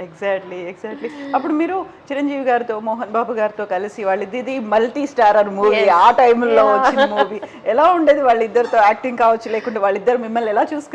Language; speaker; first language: Telugu; native; Telugu